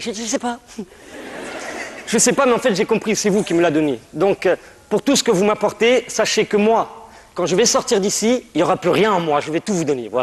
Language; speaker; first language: French; native; French